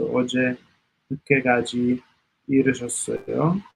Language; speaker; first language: Korean; non-native, learner; Italian